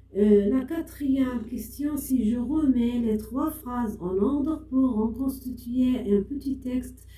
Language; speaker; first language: French; non-native, local second language; Arabic